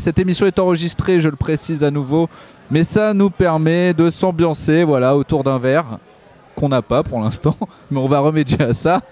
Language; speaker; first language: French; native; French